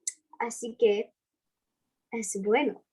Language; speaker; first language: Spanish; non-native, learner; English